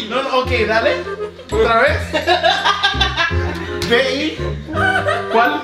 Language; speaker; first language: Spanish; early bilingual, heritage; Spanish